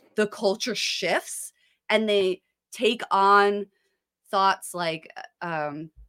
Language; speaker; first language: English; native; English